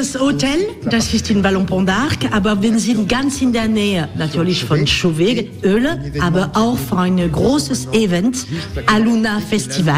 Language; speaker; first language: German; non-native, learner; French